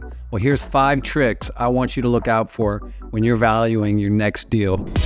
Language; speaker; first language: English; native; English